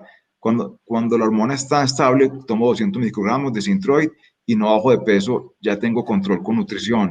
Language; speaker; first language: Spanish; native; Spanish